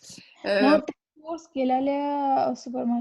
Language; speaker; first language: French; non-native, learner; Spanish